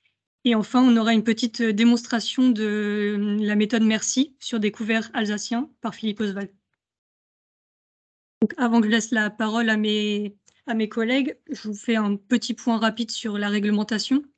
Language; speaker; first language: French; native; French